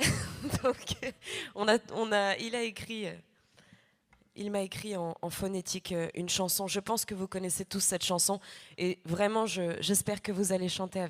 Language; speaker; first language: French; early bilingual, heritage; French